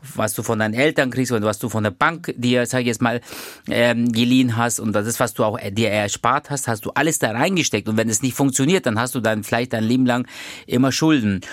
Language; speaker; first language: German; early bilingual, other home language; Turkish